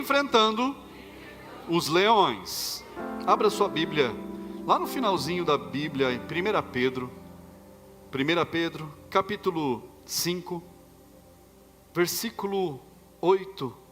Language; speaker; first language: Portuguese; native; Portuguese